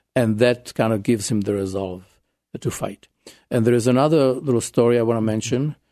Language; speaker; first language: English; non-native, fluent; Czech